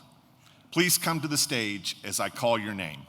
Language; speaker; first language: English; native; English